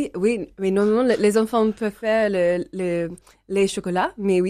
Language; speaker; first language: French; non-native, learner; English